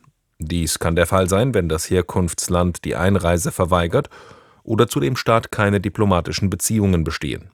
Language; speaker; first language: German; native; German